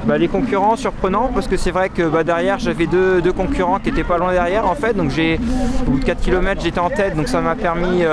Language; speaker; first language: French; native; French